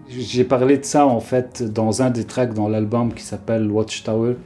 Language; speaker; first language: French; non-native, local second language; Arabic